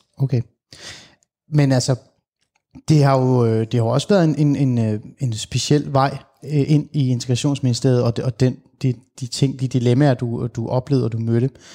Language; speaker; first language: Danish; early bilingual, other home language; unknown